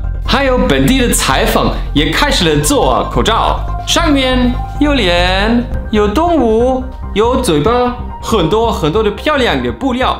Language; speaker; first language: Chinese; non-native, fluent; German